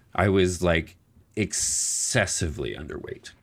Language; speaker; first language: English; native; English